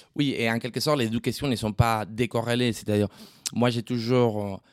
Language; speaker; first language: French; non-native, fluent; Spanish